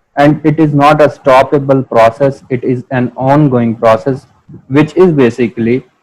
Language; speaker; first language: English; non-native, local second language; Urdu